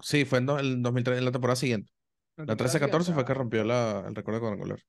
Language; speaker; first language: Spanish; native; Spanish